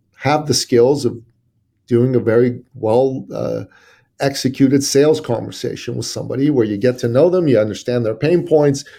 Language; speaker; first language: English; early bilingual, other home language; Persian